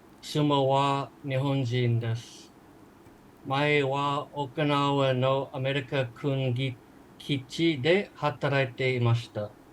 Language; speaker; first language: Japanese; non-native, learner; English